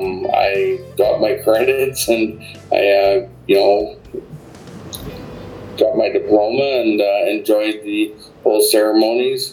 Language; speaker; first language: English; native; English